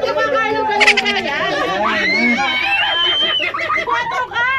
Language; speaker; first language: Filipino; native; Filipino